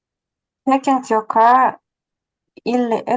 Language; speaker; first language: English; non-native, learner; Russian